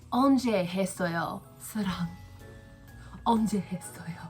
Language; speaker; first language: Korean; non-native, learner; English